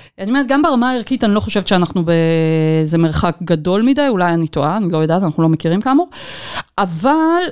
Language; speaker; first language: Hebrew; native; Hebrew